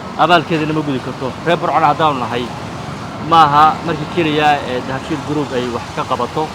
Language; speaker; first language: Somali; native; Somali